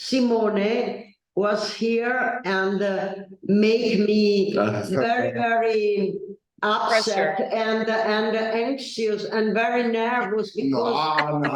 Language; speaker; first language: English; non-native, learner; Italian